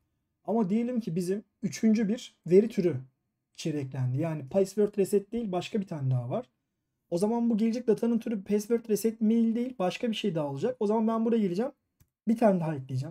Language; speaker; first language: Turkish; native; Turkish